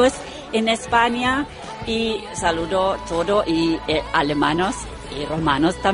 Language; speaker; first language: Spanish; non-native, learner; Romanian